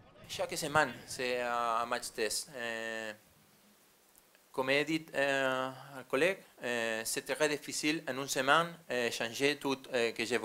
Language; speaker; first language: French; non-native, learner; Spanish